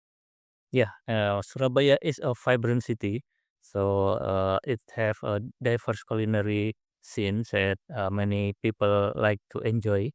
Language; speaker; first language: English; non-native, learner; Indonesian